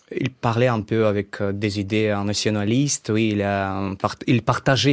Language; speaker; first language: French; non-native, fluent; Russian